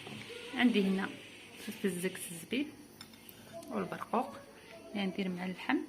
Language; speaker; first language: Arabic; native; Arabic